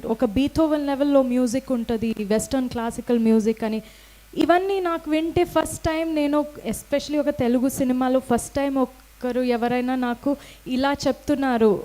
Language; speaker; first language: Telugu; non-native, fluent; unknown